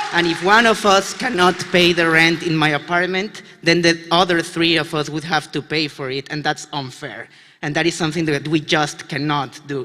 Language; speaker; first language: English; non-native, fluent; Spanish